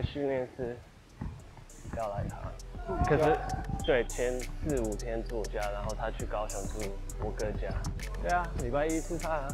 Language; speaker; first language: Chinese; early bilingual, heritage; English